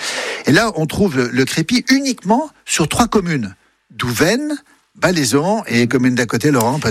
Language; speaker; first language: French; native; French